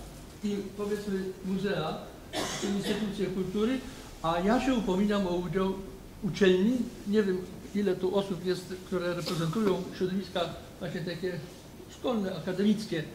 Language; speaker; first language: Polish; native; Polish